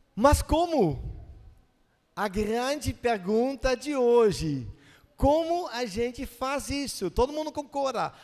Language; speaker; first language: Portuguese; non-native, fluent; Dutch